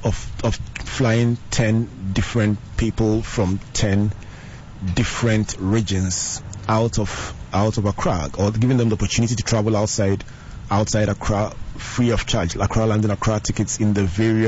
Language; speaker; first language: English; non-native, local second language; Akan